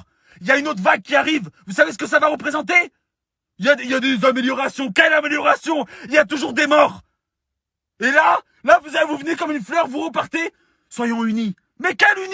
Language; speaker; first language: French; native; French